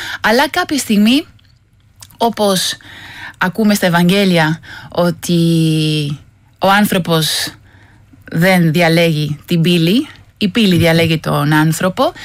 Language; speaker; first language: Greek; non-native, fluent; Spanish